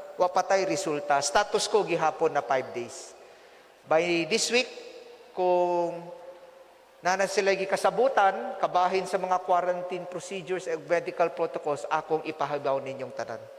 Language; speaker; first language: Cebuano; native; Cebuano